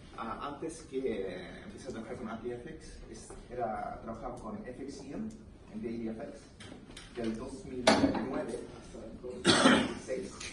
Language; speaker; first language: Spanish; early bilingual, heritage; Spanish